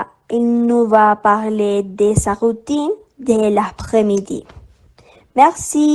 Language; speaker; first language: French; non-native, learner; Spanish